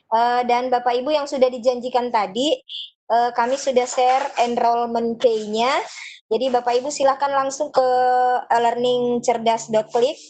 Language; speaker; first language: Indonesian; native; Indonesian